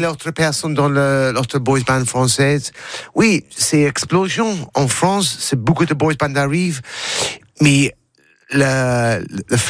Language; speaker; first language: French; non-native, learner; English